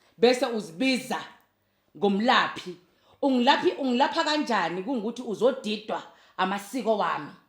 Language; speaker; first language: Zulu; native; Zulu